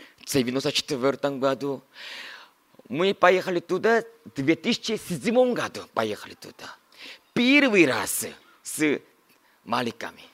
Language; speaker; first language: Russian; non-native, learner; Korean